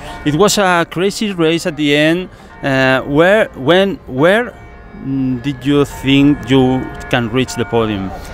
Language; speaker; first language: English; non-native, learner; Spanish